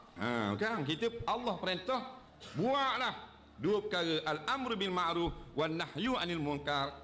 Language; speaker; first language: Malay; native; Malay